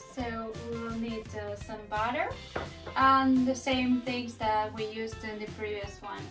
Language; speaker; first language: English; non-native, fluent; Russian